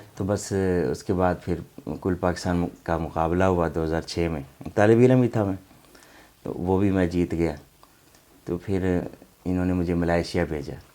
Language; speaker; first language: Urdu; non-native, local second language; Saraiki